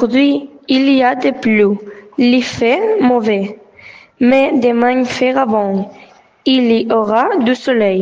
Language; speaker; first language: French; non-native, learner; Catalan